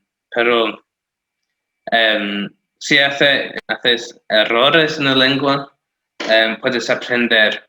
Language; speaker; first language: Spanish; non-native, fluent; English